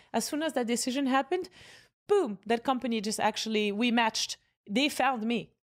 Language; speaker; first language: English; non-native, fluent; Arabic